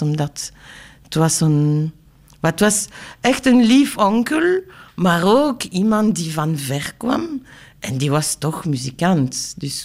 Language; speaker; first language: Dutch; non-native, local second language; French